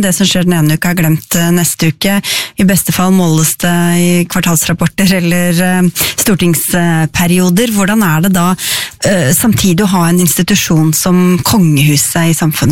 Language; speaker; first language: Norwegian; native; Norwegian